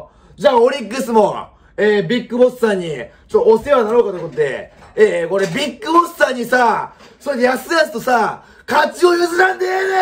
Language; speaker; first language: Japanese; native; Japanese